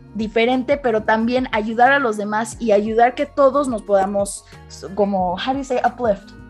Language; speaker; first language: Spanish; early bilingual, heritage; Spanish